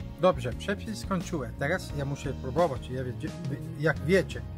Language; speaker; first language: Polish; non-native, learner; Italian